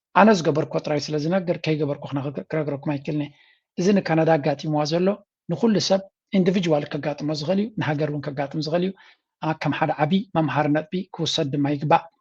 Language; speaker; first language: Tigrinya; native; Tigrinya